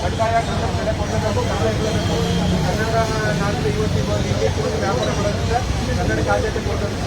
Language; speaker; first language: Kannada; native; Kannada